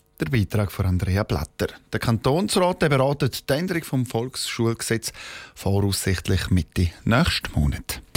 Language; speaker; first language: German; native; German